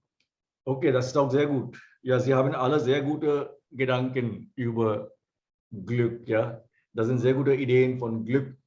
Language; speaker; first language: German; non-native, fluent; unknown